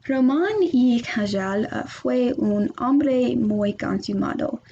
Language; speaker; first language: Spanish; non-native, learner; English